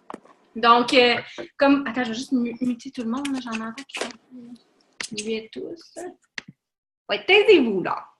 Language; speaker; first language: French; native; French